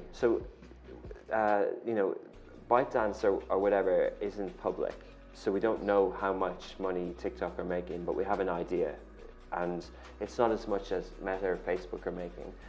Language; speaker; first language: English; native; English